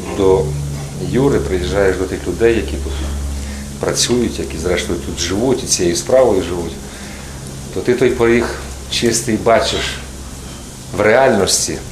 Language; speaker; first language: Ukrainian; native; Ukrainian